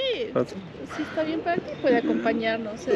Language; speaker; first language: Spanish; native; Spanish